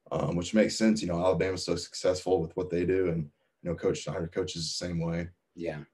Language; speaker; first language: English; native; English